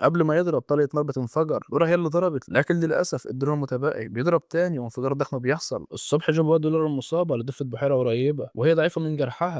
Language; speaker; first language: Arabic; native; Arabic